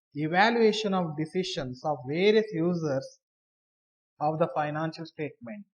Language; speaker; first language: English; non-native, local second language; Kannada